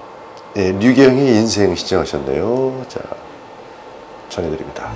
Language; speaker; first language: Korean; native; Korean